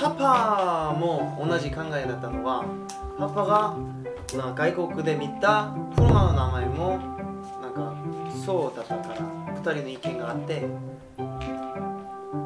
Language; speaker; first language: Japanese; non-native, learner; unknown